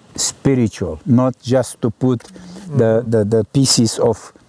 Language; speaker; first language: English; non-native, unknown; Romanian